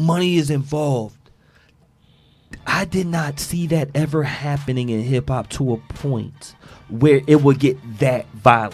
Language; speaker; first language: English; native; English